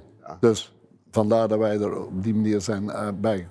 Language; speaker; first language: Dutch; native; Dutch